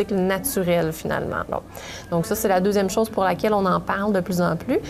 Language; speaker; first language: French; native; French